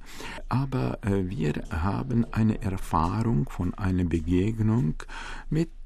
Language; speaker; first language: German; non-native, fluent; Czech